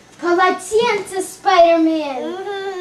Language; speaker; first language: Russian; early bilingual, heritage; Russian